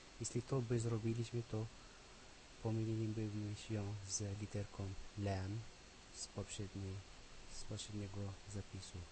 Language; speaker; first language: Polish; non-native, learner; Arabic